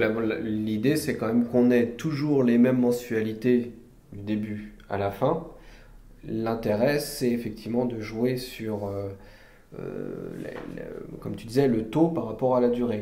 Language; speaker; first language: French; native; French